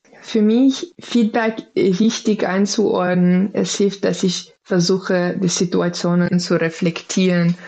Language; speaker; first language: German; non-native, fluent; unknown